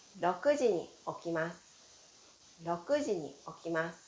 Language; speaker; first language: Japanese; non-native, fluent; Chinese